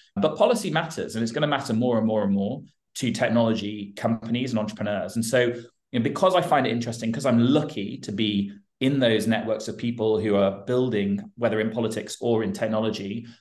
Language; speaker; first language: English; native; English